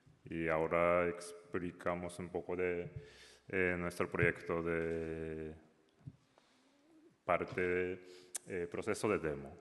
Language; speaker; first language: Spanish; non-native, learner; Japanese